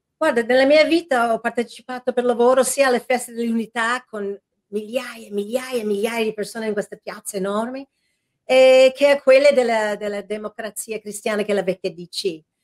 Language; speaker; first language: Italian; non-native, fluent; English